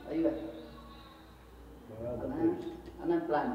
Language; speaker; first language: Arabic; non-native, learner; Nepali